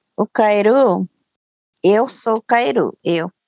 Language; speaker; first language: Portuguese; non-native, local second language; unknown